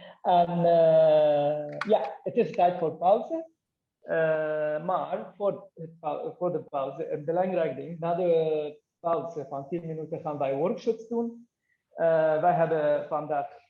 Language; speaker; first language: Dutch; non-native, fluent; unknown